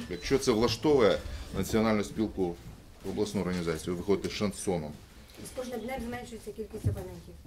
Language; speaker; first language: Ukrainian; non-native, local second language; Russian